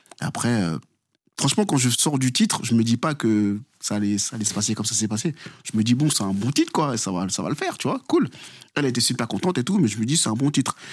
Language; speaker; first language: French; early bilingual, other home language; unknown